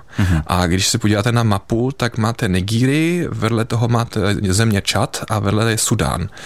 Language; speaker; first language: Czech; early bilingual, heritage; Czech